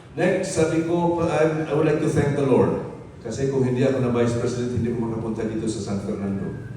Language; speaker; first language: Filipino; non-native, local second language; Hiligaynon